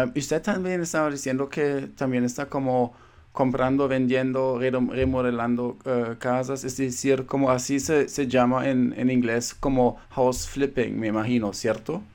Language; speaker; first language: Spanish; non-native, fluent; German